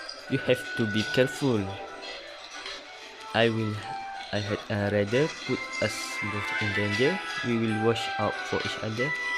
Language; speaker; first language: English; non-native, local second language; Malay